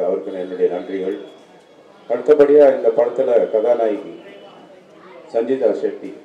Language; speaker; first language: Tamil; native; Tamil